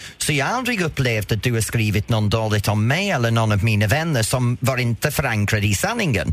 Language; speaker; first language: Swedish; non-native, fluent; English